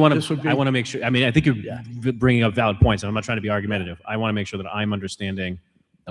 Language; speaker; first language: English; native; English